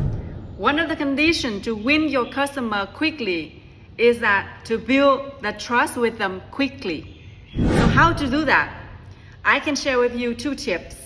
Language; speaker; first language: English; non-native, fluent; Vietnamese